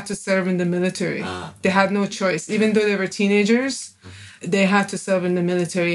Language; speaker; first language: English; non-native, fluent; Persian